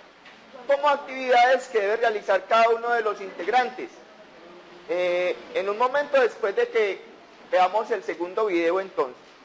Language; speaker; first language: Spanish; native; Spanish